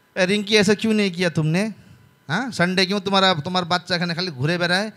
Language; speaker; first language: Hindi; non-native, local second language; Bangla